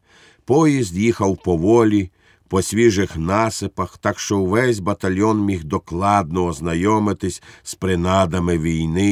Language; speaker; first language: Ukrainian; native; Ukrainian